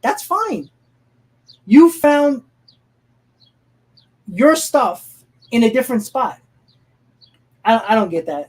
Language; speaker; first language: English; native; English